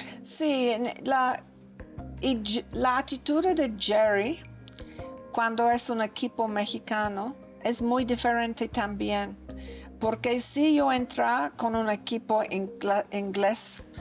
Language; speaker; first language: Spanish; non-native, learner; English